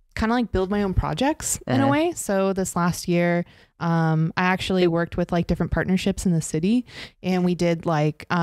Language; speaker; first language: English; native; English